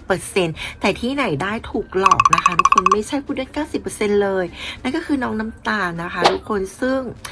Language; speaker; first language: Thai; native; Thai